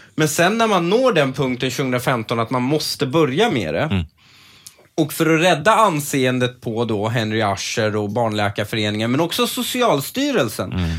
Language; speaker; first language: Swedish; native; Swedish